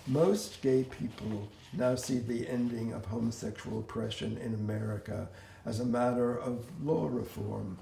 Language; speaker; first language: English; native; English